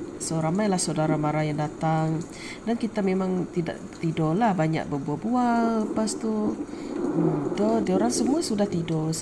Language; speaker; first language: Malay; non-native, local second language; Iban